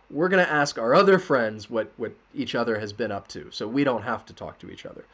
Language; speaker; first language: English; native; English